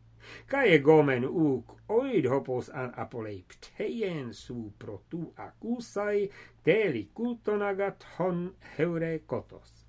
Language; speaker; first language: Greek; non-native, fluent; English